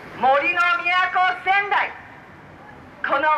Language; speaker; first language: Japanese; native; Japanese